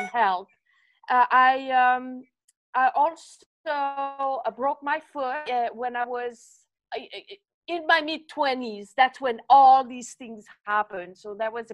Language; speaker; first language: English; non-native, fluent; French